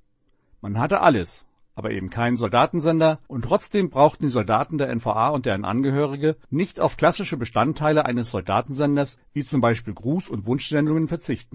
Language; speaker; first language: German; native; German